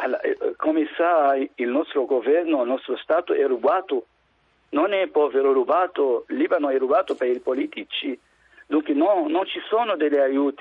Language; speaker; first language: Italian; non-native, fluent; Arabic